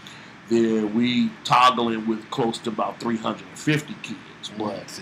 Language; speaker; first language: English; native; English